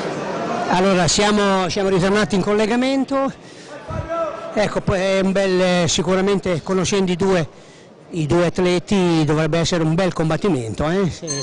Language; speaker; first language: Italian; native; Italian